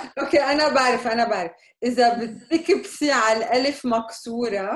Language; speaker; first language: Dutch; non-native, learner; Arabic